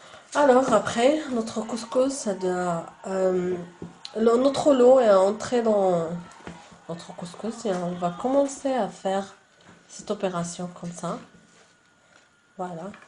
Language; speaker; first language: French; non-native, local second language; Arabic